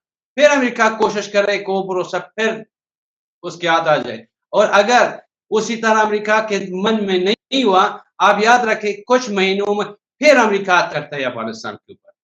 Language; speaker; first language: Hindi; non-native, fluent; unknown